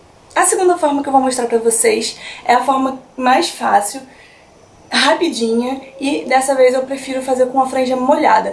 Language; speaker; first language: Portuguese; native; Portuguese